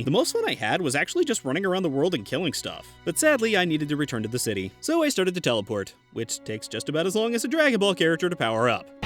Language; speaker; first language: English; native; English